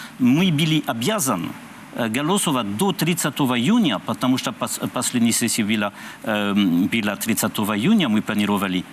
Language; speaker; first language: Russian; non-native, learner; French